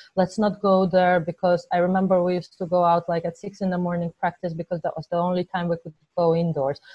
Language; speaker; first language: English; non-native, fluent; Georgian